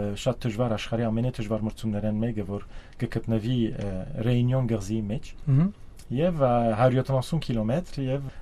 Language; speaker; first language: Armenian; early bilingual, heritage; Armenian